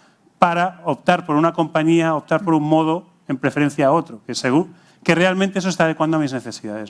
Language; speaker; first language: Spanish; native; Spanish